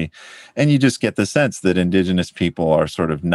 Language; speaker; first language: English; native; English